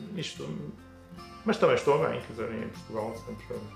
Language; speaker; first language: Portuguese; non-native, fluent; Turkish